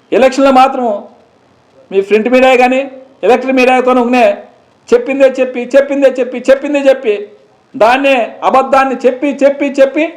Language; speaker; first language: Telugu; native; Telugu